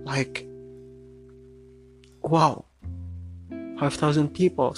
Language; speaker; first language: English; non-native, fluent; Indonesian